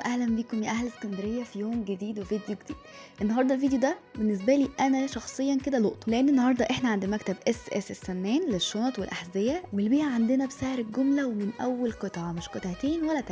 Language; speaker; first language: Arabic; native; Arabic